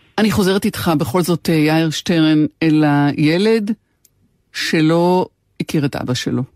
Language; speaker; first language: Hebrew; native; Hebrew